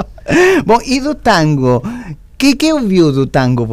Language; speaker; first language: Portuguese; non-native, learner; Spanish